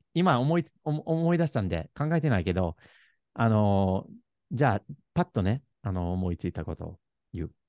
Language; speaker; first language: Japanese; non-native, fluent; English